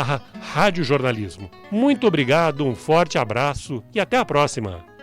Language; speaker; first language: Portuguese; native; Portuguese